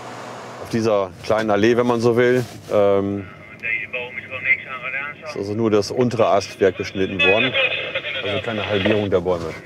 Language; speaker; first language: German; native; German